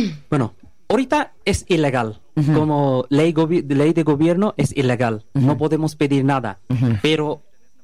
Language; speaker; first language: Spanish; non-native, learner; Bangla